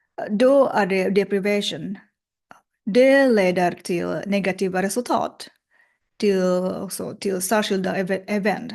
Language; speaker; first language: Swedish; non-native, learner; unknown